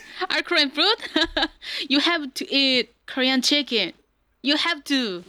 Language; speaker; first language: English; non-native, learner; Korean